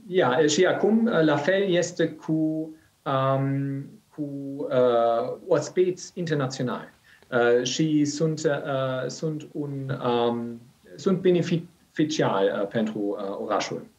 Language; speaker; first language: Romanian; non-native, learner; German